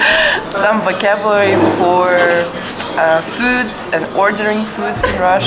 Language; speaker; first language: English; non-native, fluent; Russian